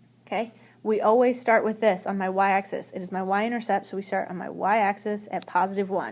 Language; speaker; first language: English; native; English